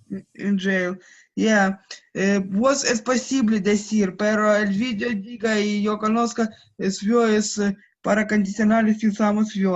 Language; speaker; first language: Spanish; non-native, learner; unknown